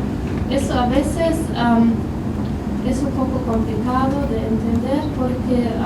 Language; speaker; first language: Spanish; non-native, fluent; German